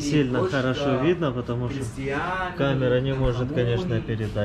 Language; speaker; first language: Russian; native; Russian